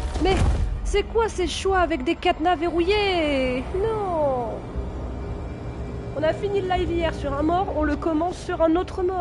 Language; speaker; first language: French; native; French